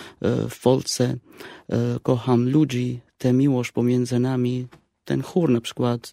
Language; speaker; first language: Polish; non-native, fluent; Arabic